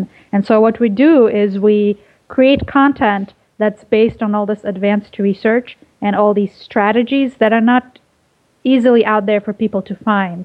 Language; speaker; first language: English; early bilingual, other home language; Russian